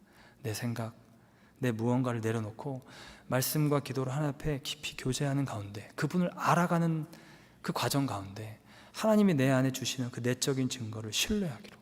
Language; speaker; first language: Korean; native; Korean